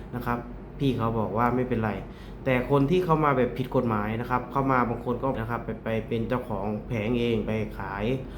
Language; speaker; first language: Thai; native; Thai